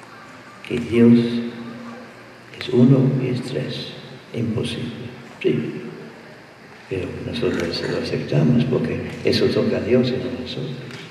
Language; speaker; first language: Spanish; non-native, fluent; English